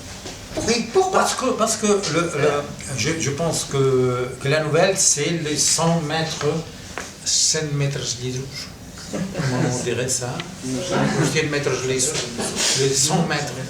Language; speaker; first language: French; non-native, fluent; Catalan